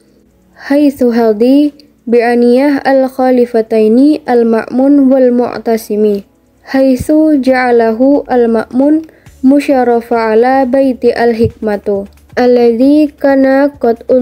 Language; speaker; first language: Arabic; non-native, learner; Indonesian